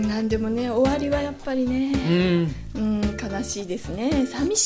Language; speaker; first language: Japanese; native; Japanese